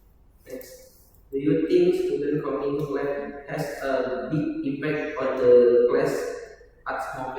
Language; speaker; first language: English; non-native, learner; Indonesian